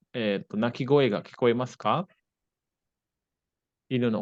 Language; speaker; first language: Japanese; non-native, fluent; Indonesian